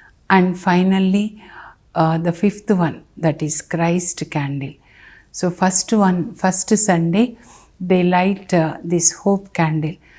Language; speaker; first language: English; non-native, local second language; Telugu